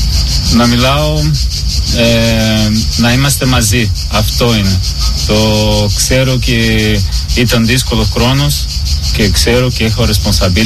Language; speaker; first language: Greek; non-native, learner; Portuguese